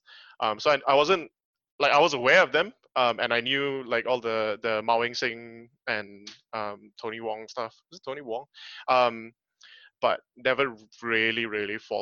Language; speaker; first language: English; native; English